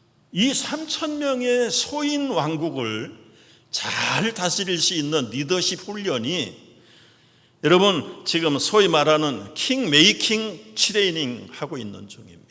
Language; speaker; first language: Korean; native; Korean